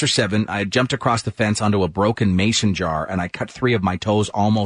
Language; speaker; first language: English; native; English